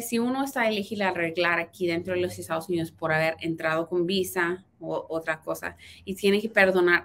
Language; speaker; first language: Spanish; early bilingual, heritage; Spanish